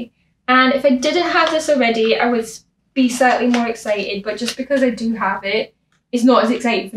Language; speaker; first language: English; native; English